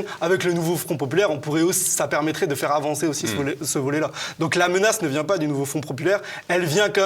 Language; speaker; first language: French; native; French